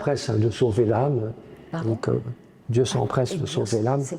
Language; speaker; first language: French; native; French